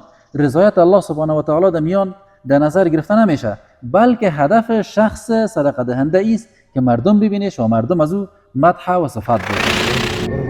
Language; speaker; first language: Persian; native; Persian